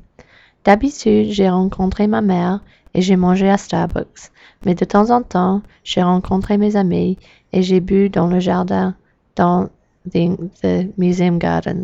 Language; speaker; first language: French; non-native, learner; English